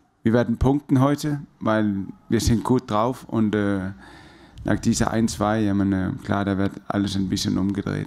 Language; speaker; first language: German; non-native, fluent; Danish